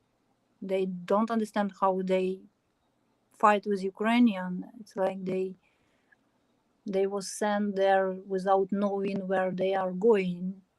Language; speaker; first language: English; non-native, learner; Ukrainian